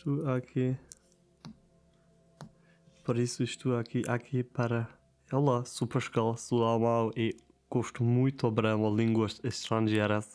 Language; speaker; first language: Portuguese; non-native, learner; German